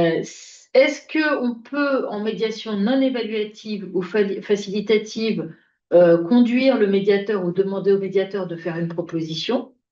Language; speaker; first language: French; native; French